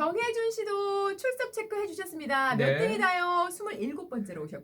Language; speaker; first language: Korean; native; Korean